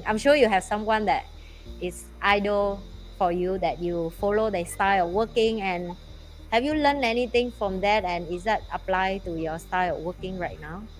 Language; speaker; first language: English; non-native, fluent; Vietnamese